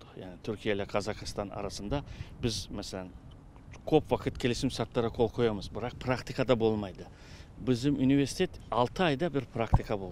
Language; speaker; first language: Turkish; non-native, learner; Kazakh